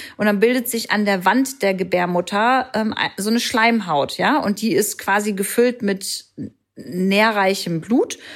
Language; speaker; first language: German; native; German